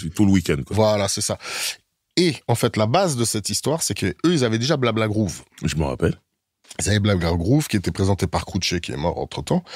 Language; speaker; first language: French; early bilingual, heritage; French